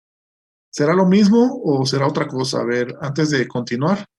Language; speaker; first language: Spanish; native; Spanish